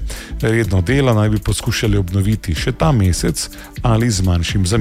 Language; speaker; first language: Slovenian; native; Slovenian